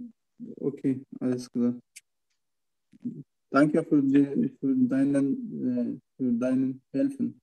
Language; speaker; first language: German; non-native, learner; Turkish